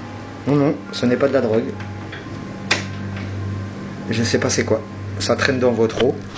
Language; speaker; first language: French; native; French